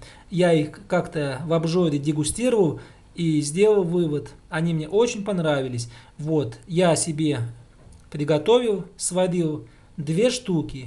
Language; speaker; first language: Russian; native; Russian